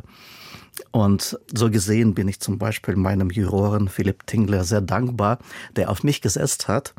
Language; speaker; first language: German; non-native, fluent; Russian